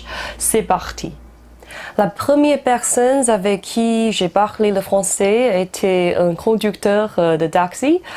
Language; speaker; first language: French; non-native, fluent; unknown